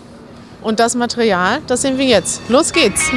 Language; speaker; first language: German; native; German